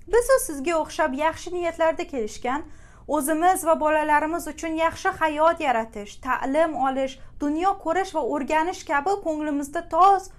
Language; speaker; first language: Uzbek; native; Uzbek